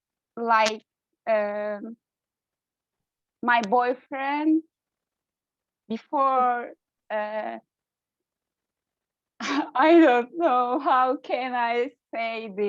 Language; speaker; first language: English; non-native, learner; Turkish